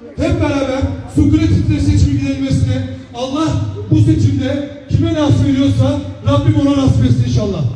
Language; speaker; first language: Turkish; native; Turkish